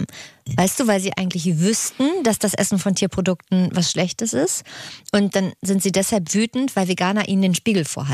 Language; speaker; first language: German; native; German